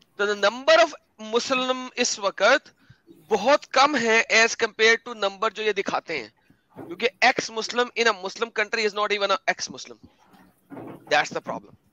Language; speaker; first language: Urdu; native; Urdu